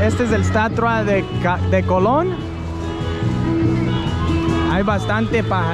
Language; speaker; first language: Spanish; non-native, fluent; English